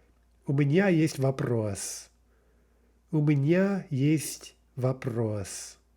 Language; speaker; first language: Russian; non-native, fluent; English